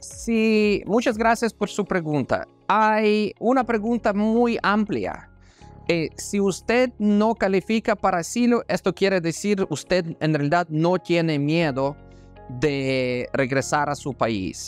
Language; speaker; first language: Spanish; non-native, fluent; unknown